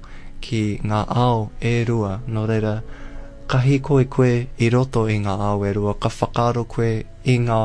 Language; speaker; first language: Māori; non-native, local second language; English